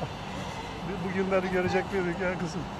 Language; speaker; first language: Turkish; native; Turkish